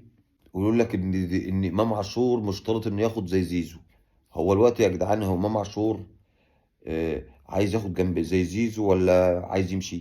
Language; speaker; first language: Arabic; native; Arabic